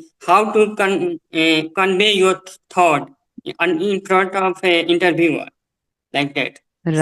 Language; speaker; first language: English; non-native, learner; Hindi